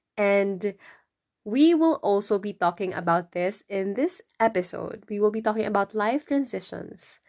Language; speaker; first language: English; non-native, local second language; Cebuano